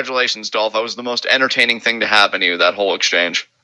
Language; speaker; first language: English; native; English